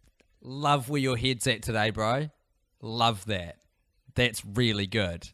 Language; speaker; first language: English; native; English